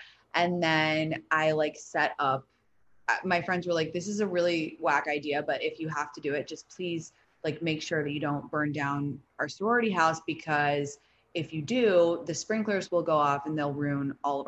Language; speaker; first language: English; native; English